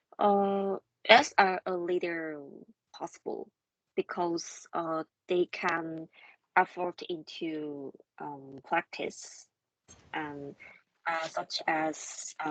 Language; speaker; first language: English; non-native, learner; Korean